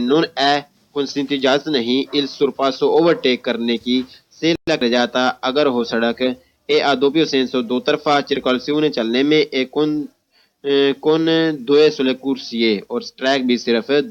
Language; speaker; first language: Italian; non-native, fluent; Urdu